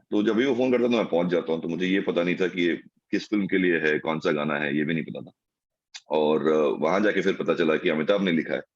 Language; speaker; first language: Hindi; non-native, local second language; Tamil